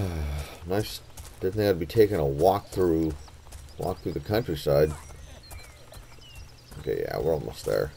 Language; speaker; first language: English; native; English